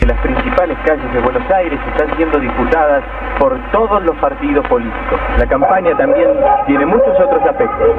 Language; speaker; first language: Spanish; native; Spanish